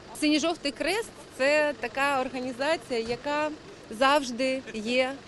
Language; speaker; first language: Ukrainian; non-native, local second language; Russian